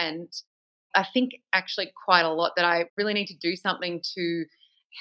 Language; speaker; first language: English; native; English